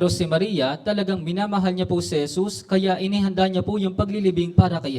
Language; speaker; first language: Filipino; native; Filipino